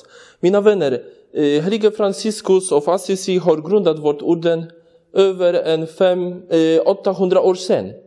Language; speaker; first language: Swedish; non-native, learner; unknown